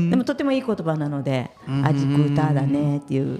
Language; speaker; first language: Japanese; native; Japanese